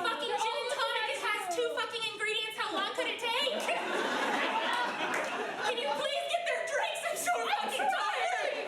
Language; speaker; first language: English; native; English